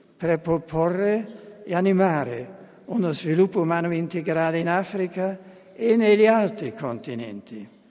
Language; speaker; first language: Italian; non-native, fluent; German